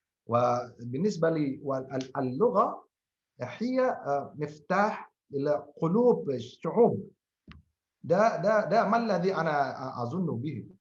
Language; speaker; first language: Arabic; non-native, fluent; Indonesian